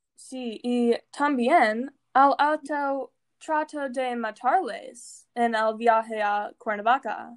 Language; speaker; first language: Spanish; non-native, learner; English